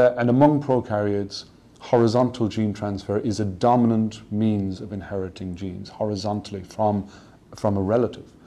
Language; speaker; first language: English; native; English